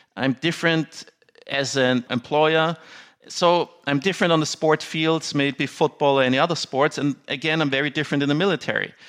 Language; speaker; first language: English; non-native, fluent; German